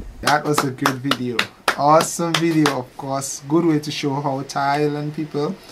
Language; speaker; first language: English; non-native, fluent; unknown